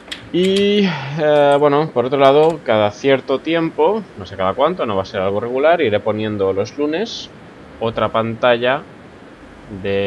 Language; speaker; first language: Spanish; native; Spanish